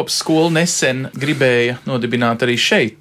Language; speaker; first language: Latvian; native; Latvian